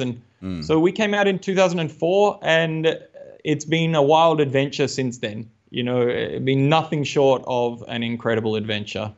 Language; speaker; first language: English; native; English